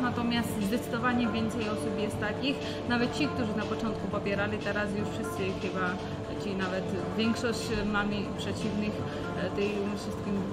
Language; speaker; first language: Polish; non-native, fluent; Georgian